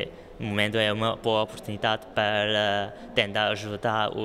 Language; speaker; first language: Portuguese; non-native, local second language; Chinese